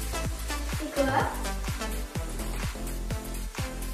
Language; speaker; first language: French; native; French